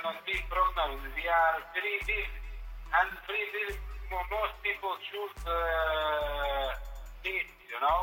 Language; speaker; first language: English; non-native, learner; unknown